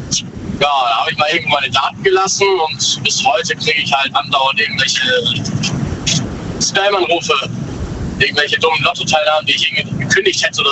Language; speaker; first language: German; native; German